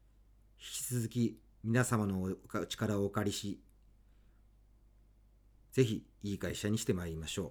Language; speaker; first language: Japanese; native; Japanese